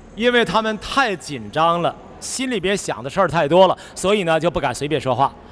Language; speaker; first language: Chinese; native; Chinese